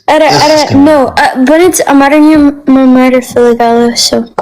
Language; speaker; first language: Amharic; non-native, learner; English